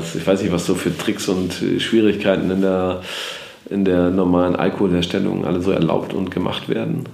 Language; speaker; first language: German; native; German